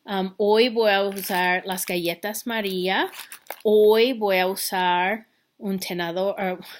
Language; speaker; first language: Spanish; non-native, fluent; English